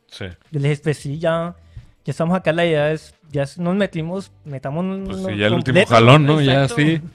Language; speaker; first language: Spanish; native; Spanish